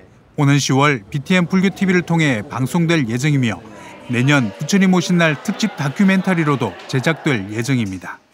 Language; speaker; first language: Korean; native; Korean